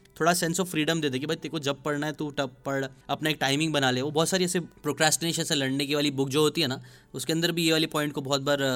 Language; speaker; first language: Hindi; native; Hindi